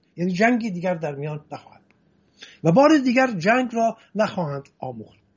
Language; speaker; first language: Persian; non-native, local second language; Assyrian Neo-Aramaic